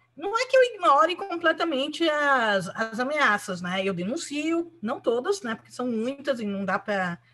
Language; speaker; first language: Portuguese; early bilingual, other home language; Spanish